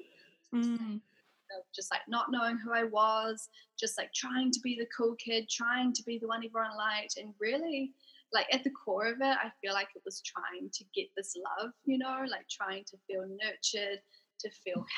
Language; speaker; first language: English; native; English